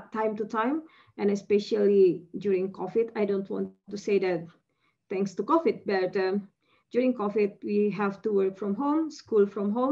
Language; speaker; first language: English; non-native, fluent; Indonesian